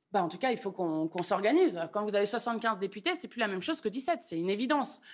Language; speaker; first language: French; native; French